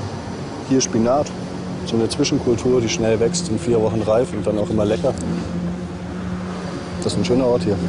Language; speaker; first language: German; native; German